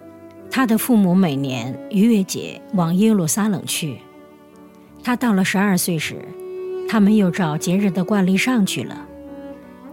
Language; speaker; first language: Chinese; native; Chinese